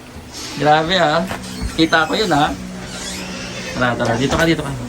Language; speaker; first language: Filipino; native; Filipino